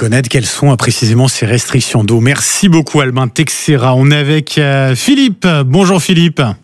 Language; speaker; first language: French; native; French